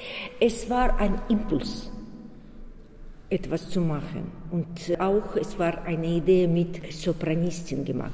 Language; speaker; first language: German; non-native, learner; Ukrainian